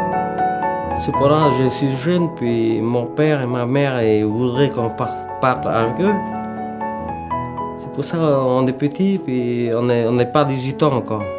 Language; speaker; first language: French; non-native, local second language; Vietnamese